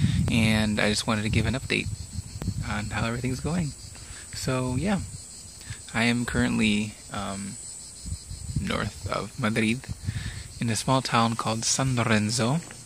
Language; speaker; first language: English; early bilingual, other home language; Spanish